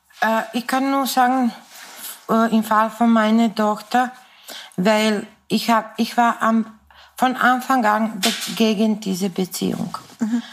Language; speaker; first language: German; non-native, fluent; Serbian